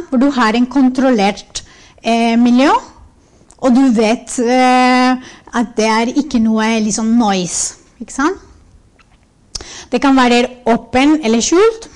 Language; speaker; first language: Norwegian; non-native, fluent; Spanish